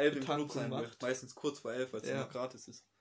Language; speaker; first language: German; native; German